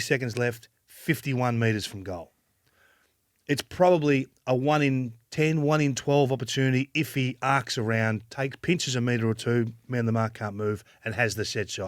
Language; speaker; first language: English; native; English